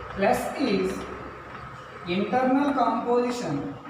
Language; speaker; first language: English; non-native, local second language; Telugu